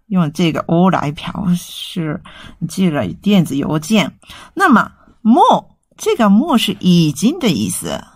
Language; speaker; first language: Chinese; non-native, fluent; Japanese